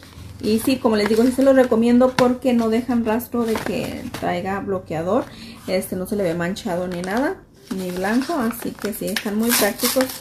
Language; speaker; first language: Spanish; native; Spanish